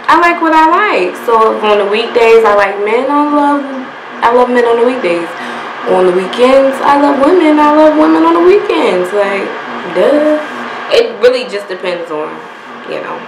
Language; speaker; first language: English; native; English